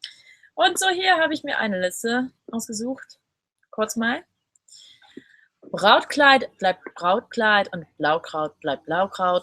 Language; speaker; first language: German; non-native, fluent; English